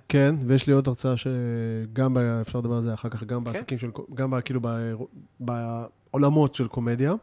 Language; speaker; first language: Hebrew; native; Hebrew